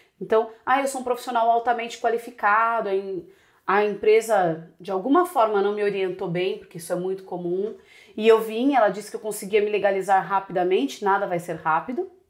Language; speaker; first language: Portuguese; native; Portuguese